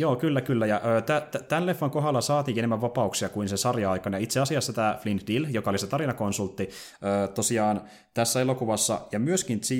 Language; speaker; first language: Finnish; native; Finnish